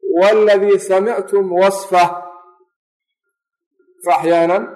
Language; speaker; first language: Arabic; non-native, local second language; Somali